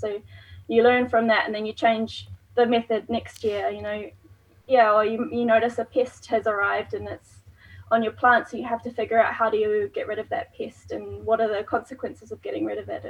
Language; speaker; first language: English; native; English